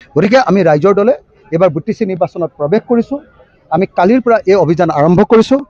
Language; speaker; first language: Assamese; native; Assamese